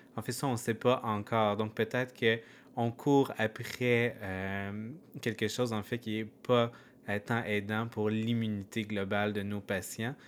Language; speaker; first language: French; native; French